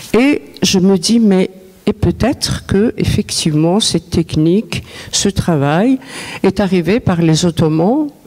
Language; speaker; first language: French; non-native, local second language; Arabic